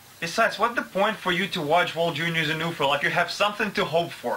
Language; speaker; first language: English; non-native, fluent; Russian